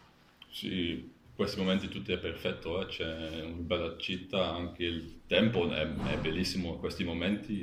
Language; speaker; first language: Italian; non-native, learner; Dutch